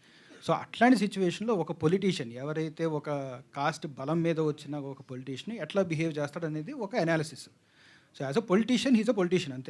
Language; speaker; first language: Telugu; native; Telugu